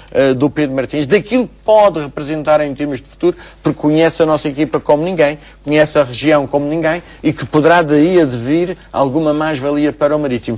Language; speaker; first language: Portuguese; native; Portuguese